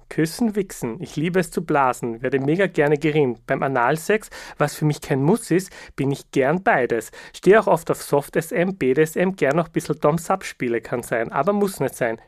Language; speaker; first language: German; early bilingual, other home language; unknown